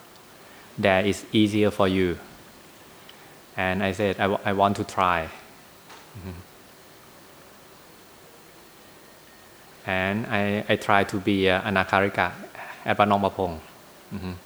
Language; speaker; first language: English; non-native, learner; Thai